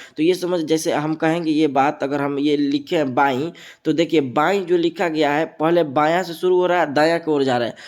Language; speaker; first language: Hindi; native; Hindi